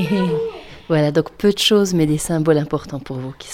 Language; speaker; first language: French; native; French